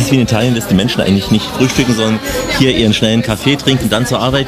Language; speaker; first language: German; native; German